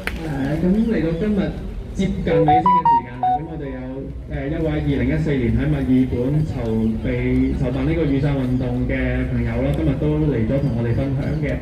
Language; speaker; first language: Cantonese; native; Cantonese